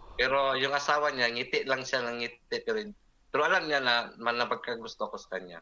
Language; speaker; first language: Filipino; non-native, local second language; Cebuano